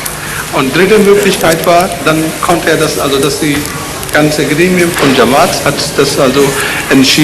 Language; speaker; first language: German; non-native, learner; Urdu